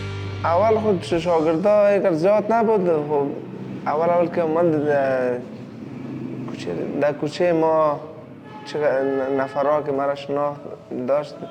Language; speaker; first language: Persian; non-native, learner; Pashto